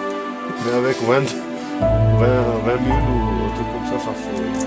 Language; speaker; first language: French; non-native, fluent; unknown